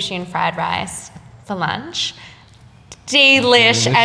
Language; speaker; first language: English; non-native, local second language; Japanese